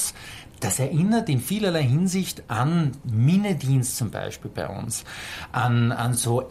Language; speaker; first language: German; native; German